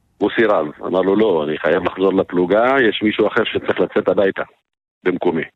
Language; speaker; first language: Hebrew; non-native, local second language; Arabic